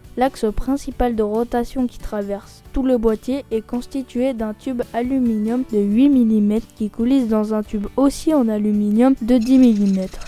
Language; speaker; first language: French; native; French